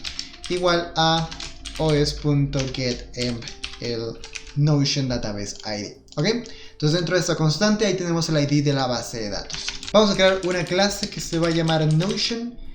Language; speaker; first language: Spanish; native; Spanish